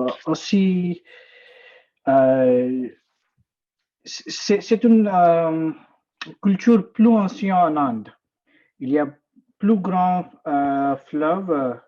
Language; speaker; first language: French; non-native, learner; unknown